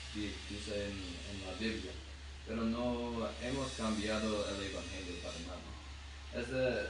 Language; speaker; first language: Spanish; non-native, learner; English